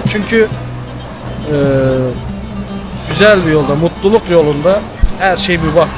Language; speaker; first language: Turkish; native; Turkish